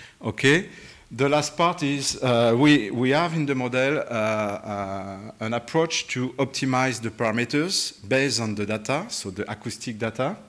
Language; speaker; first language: English; non-native, fluent; French